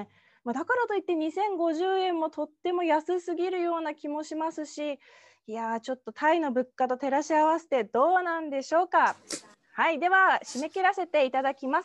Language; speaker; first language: Japanese; native; Japanese